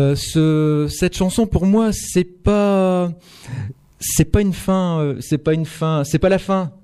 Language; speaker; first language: French; native; French